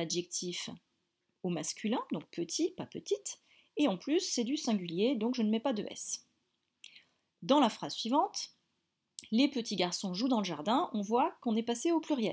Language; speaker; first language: French; native; French